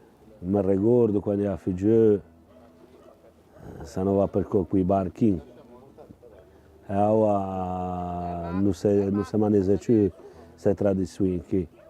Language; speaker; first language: Italian; non-native, local second language; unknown